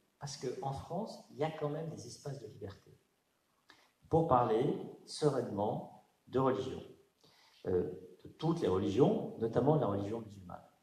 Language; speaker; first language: French; native; French